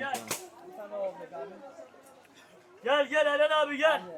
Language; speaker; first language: Turkish; native; Turkish